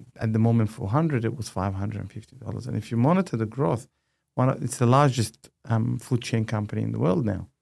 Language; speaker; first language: English; non-native, fluent; Arabic